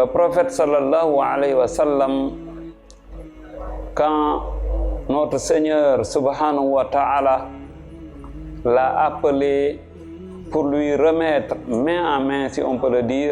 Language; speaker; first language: French; non-native, local second language; Wolof